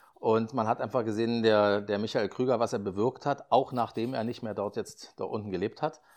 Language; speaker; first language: German; native; German